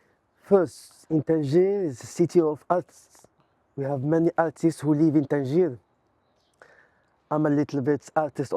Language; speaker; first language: English; non-native, learner; Arabic